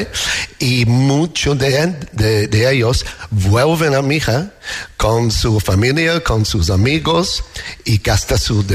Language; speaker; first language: Spanish; non-native, learner; English